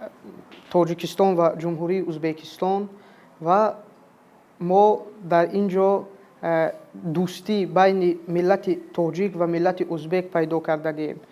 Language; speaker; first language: Persian; non-native, local second language; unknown